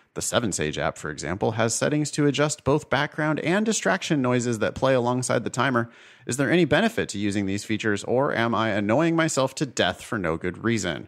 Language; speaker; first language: English; native; English